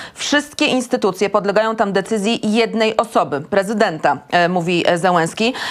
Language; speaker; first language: Polish; native; Polish